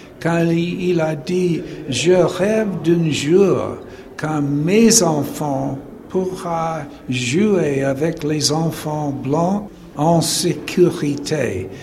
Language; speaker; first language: French; non-native, fluent; English